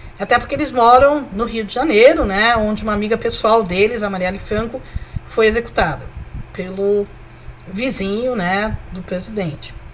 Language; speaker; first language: Portuguese; early bilingual, other home language; Spanish